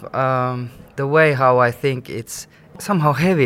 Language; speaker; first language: English; non-native, fluent; Finnish